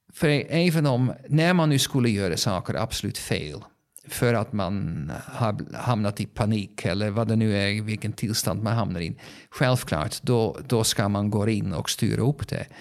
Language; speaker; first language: Swedish; non-native, fluent; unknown